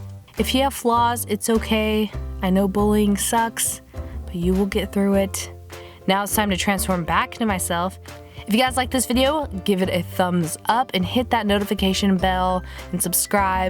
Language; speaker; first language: English; native; English